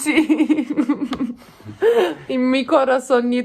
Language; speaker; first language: Spanish; non-native, fluent; German